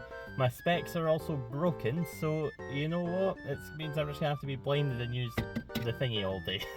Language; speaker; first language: English; native; English